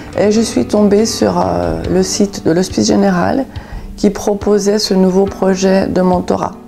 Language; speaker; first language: French; native; French